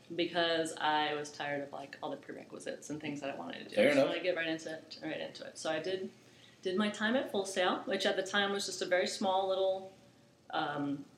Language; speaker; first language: English; native; English